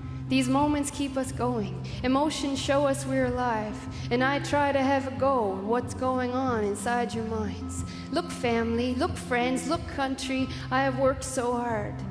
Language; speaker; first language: English; native; English